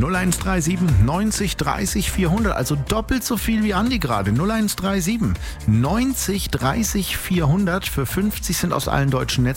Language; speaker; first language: German; native; German